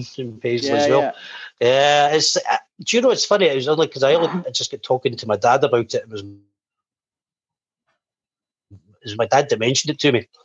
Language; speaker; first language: English; native; English